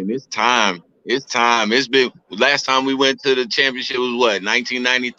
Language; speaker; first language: English; native; English